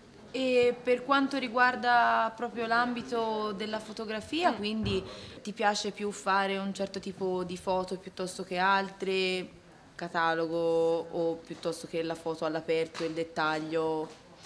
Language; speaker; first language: Italian; native; Italian